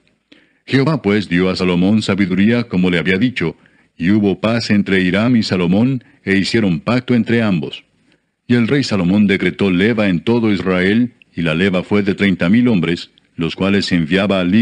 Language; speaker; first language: Spanish; native; Spanish